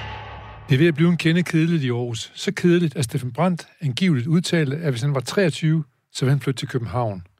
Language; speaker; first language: Danish; native; Danish